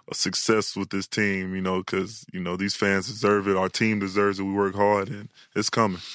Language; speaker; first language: English; native; English